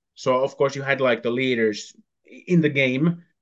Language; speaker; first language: English; non-native, fluent; Finnish